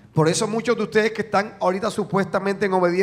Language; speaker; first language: Spanish; native; Spanish